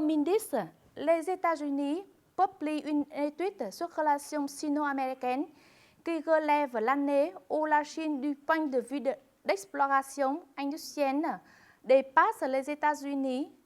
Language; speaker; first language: French; non-native, fluent; Vietnamese